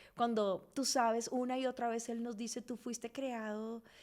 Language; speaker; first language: Spanish; native; Spanish